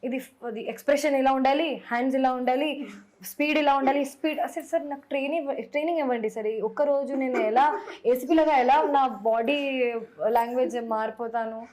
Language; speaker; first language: Telugu; non-native, fluent; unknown